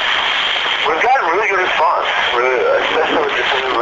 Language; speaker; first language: English; native; English